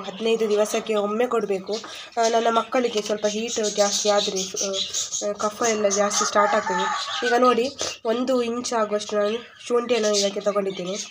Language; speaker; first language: Kannada; non-native, local second language; Tulu